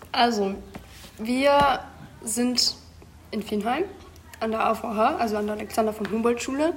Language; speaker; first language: German; early bilingual, other home language; Greek